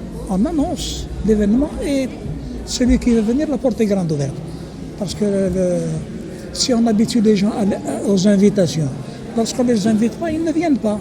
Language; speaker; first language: French; non-native, local second language; Arabic